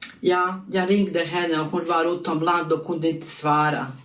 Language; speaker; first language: Swedish; non-native, learner; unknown